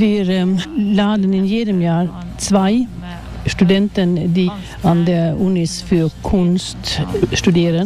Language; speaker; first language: German; non-native, fluent; Swedish